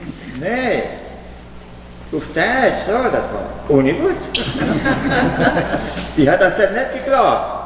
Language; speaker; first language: German; early bilingual, heritage; German